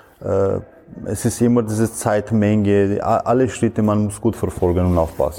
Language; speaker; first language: German; non-native, fluent; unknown